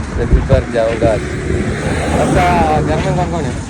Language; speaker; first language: Hindi; non-native, local second language; Malayalam